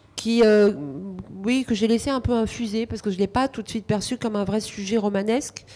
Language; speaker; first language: French; non-native, fluent; Romanian